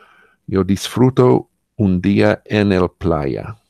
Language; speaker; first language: Spanish; non-native, learner; English